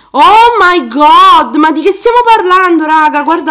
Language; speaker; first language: Italian; native; Italian